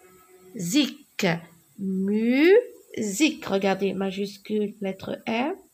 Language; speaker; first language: French; non-native, local second language; Arabic